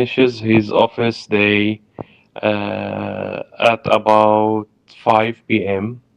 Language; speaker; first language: English; non-native, learner; Arabic